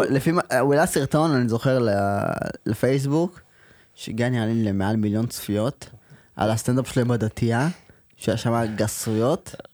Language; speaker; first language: Hebrew; native; Hebrew